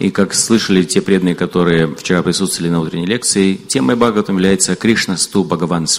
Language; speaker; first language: Russian; native; Russian